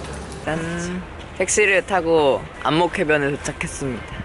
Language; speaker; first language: Korean; native; Korean